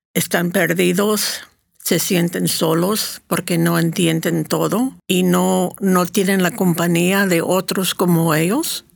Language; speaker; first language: Spanish; early bilingual, heritage; Spanish